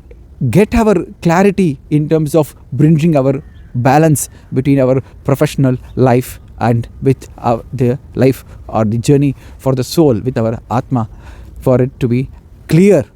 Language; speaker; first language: English; non-native, local second language; Tamil